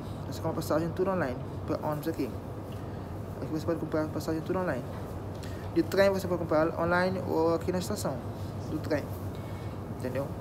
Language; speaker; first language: Portuguese; non-native, local second language; Kabuverdianu